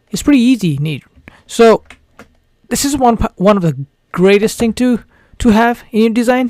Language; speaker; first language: English; non-native, fluent; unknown